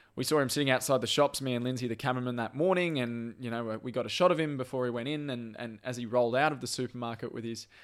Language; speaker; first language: English; native; English